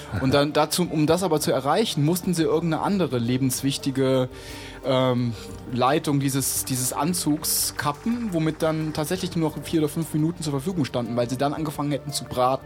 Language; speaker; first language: German; native; German